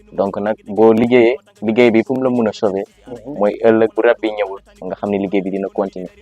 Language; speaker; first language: Wolof; non-native, local second language; Fula